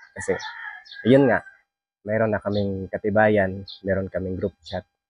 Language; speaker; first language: Filipino; non-native, local second language; Cebuano